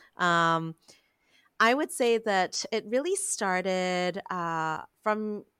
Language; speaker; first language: English; non-native, local second language; Cantonese